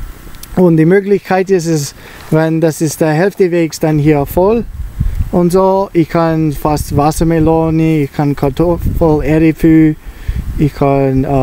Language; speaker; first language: German; non-native, learner; Italian